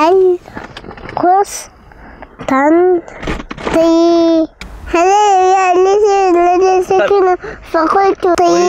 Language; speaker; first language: Arabic; early bilingual, heritage; Arabic